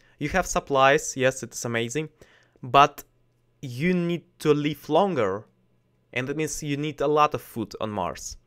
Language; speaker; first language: English; non-native, learner; Russian